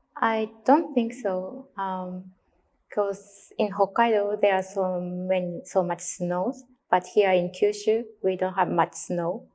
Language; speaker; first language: English; non-native, learner; Japanese